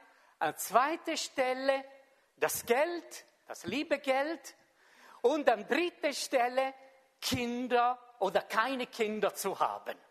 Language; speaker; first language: German; non-native, fluent; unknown